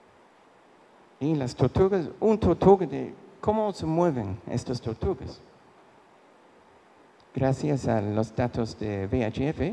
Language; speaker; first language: Spanish; non-native, fluent; English